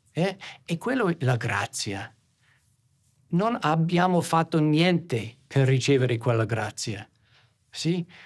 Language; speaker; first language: Italian; non-native, fluent; English